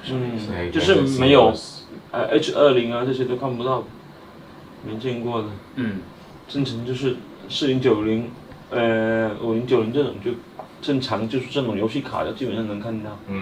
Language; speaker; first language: Chinese; native; Chinese